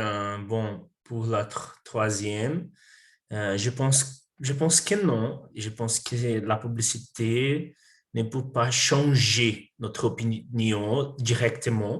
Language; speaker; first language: French; non-native, learner; Portuguese